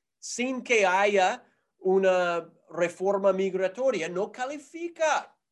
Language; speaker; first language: Spanish; non-native, fluent; English